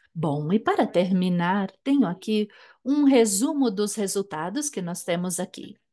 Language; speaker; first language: Portuguese; non-native, fluent; German